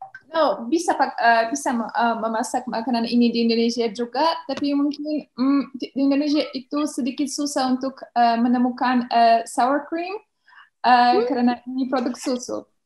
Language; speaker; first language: Indonesian; non-native, learner; Belarusian